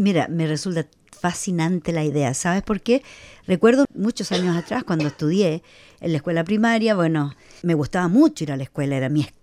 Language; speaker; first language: Spanish; native; Spanish